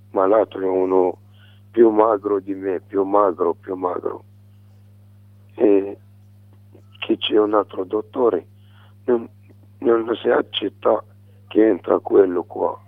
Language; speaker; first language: Italian; non-native, learner; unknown